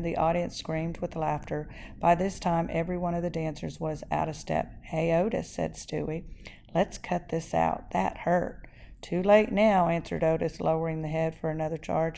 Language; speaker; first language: English; native; English